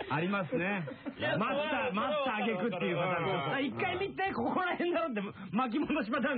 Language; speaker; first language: Japanese; native; Japanese